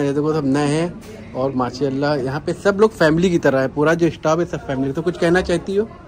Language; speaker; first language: Hindi; native; Hindi